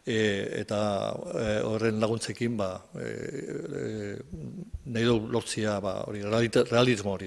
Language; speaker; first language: Basque; native; Basque